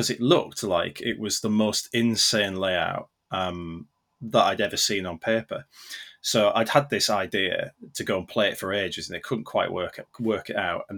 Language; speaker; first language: English; native; English